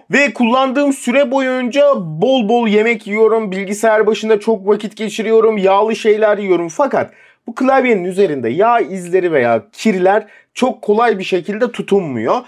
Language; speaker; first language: Turkish; native; Turkish